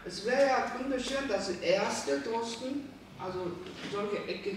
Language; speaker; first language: German; non-native, learner; Korean